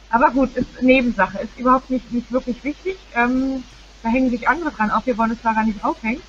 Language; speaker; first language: German; native; German